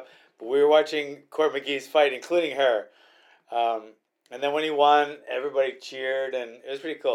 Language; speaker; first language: English; native; English